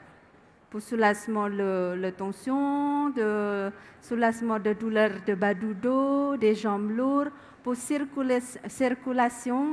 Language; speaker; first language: French; non-native, learner; Indonesian